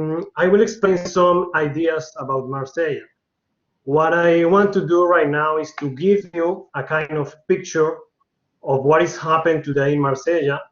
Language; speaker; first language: English; non-native, learner; Spanish